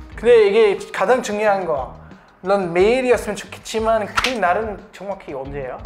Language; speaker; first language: Korean; non-native, fluent; German